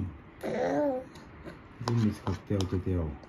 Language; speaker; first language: Japanese; native; Japanese